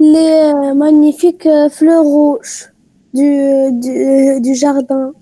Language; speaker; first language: French; non-native, learner; Arabic